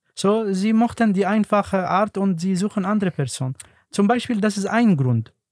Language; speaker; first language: German; non-native, learner; Arabic